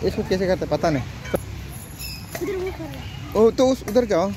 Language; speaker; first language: Hindi; non-native, local second language; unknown